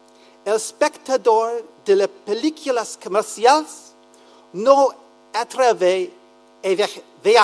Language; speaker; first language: Spanish; non-native, learner; English